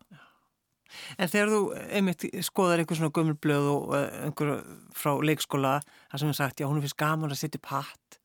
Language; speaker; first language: Icelandic; native; Icelandic